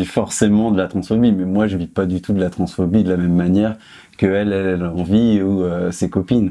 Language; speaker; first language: French; native; French